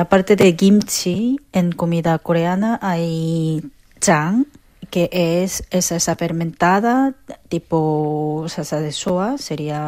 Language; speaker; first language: Spanish; non-native, fluent; Korean